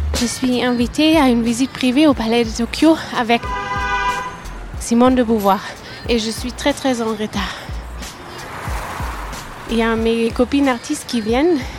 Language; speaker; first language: French; non-native, fluent; German